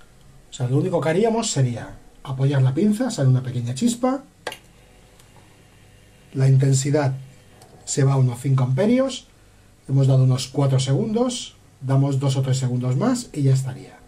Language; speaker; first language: Spanish; native; Spanish